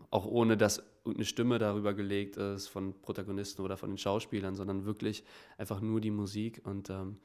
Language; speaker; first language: German; native; German